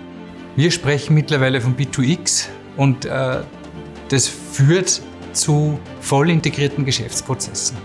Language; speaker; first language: German; native; German